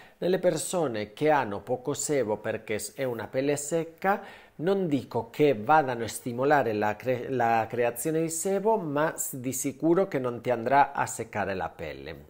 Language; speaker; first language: Italian; non-native, fluent; Spanish